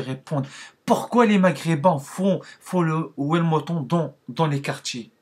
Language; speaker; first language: French; non-native, learner; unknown